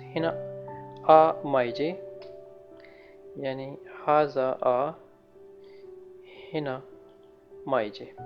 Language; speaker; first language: Arabic; non-native, learner; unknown